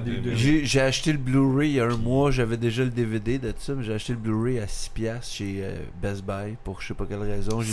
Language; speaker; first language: French; native; French